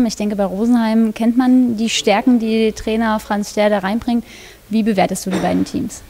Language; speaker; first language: German; native; German